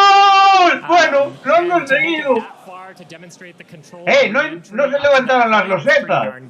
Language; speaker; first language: Spanish; native; Spanish